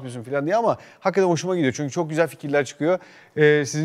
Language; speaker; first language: Turkish; native; Turkish